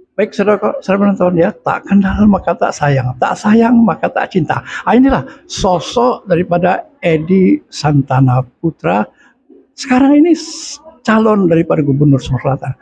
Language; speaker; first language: Indonesian; native; Indonesian